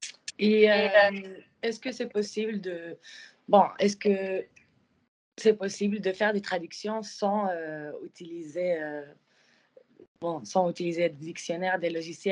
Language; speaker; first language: French; non-native, fluent; Spanish